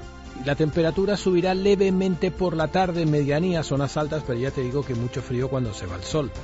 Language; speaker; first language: Spanish; native; Spanish